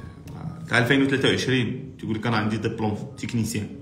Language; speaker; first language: Arabic; native; Arabic